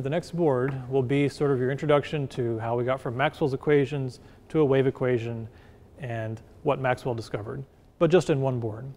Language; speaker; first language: English; native; English